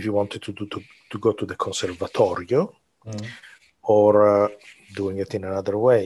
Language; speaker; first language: English; non-native, fluent; Italian